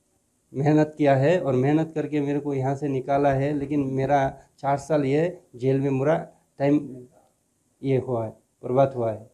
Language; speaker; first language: Hindi; non-native, local second language; Bangla